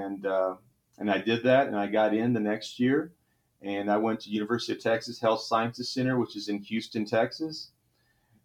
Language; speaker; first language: English; native; English